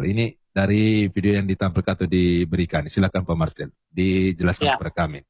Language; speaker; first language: Indonesian; native; Indonesian